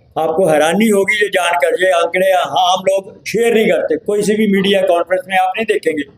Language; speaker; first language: Hindi; native; Hindi